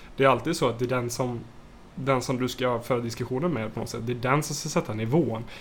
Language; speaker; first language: Swedish; native; Swedish